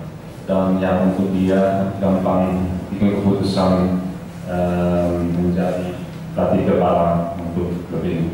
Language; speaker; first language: Indonesian; non-native, fluent; Dutch